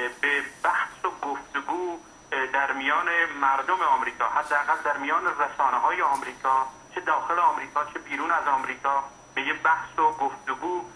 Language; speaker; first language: Persian; non-native, local second language; Central Kurdish